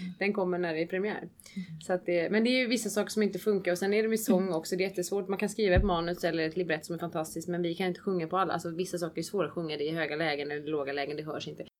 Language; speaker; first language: Swedish; non-native, fluent; German